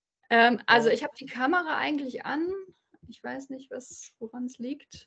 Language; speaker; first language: German; native; German